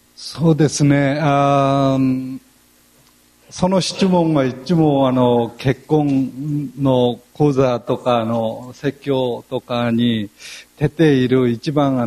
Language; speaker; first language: Japanese; non-native, fluent; Korean